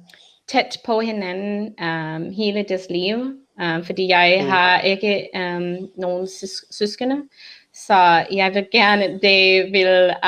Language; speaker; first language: Danish; non-native, learner; English